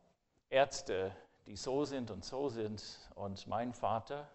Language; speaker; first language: German; non-native, fluent; English